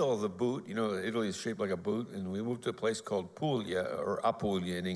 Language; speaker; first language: English; native; English